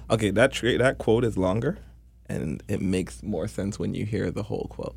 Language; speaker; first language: English; native; English